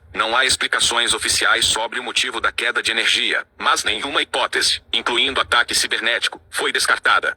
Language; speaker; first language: Portuguese; native; Portuguese